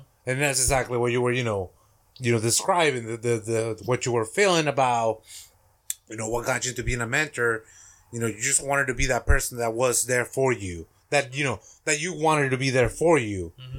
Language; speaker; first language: English; non-native, fluent; Spanish